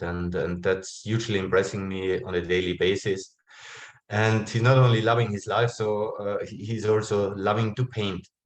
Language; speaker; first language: English; non-native, fluent; German